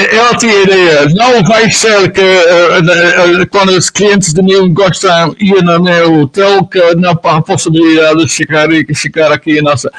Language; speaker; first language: Portuguese; non-native, learner; Dutch